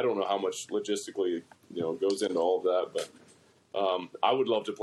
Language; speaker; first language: English; native; English